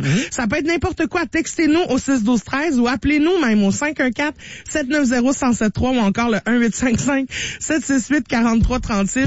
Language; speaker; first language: French; native; French